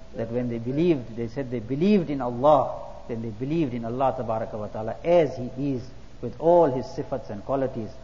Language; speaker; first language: English; native; English